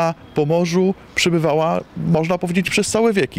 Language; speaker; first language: Polish; native; Polish